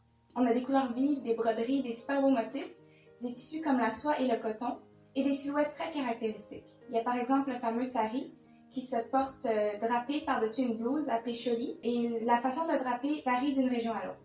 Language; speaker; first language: French; native; French